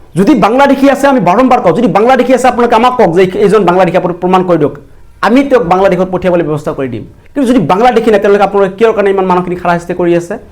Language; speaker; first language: Assamese; non-native, local second language; Bangla